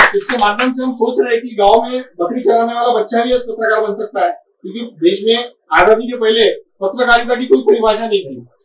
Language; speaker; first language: Hindi; non-native, local second language; Marathi